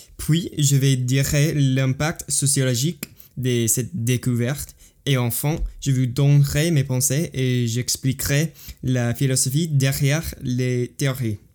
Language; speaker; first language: French; non-native, learner; English